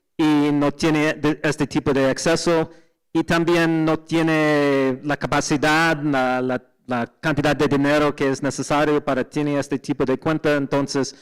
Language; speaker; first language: Spanish; non-native, learner; English